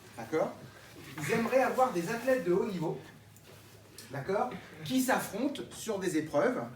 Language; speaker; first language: French; native; French